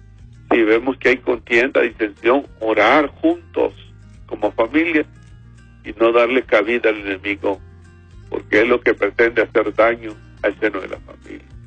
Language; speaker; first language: Spanish; native; Spanish